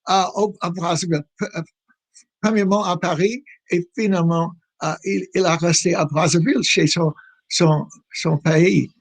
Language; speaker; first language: French; non-native, fluent; English